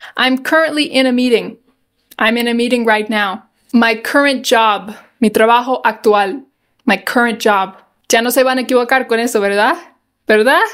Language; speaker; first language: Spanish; non-native, fluent; English